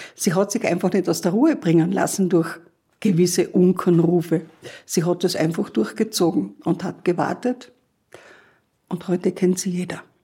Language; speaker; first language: German; native; German